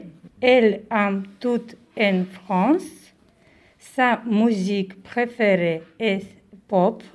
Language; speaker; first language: French; non-native, learner; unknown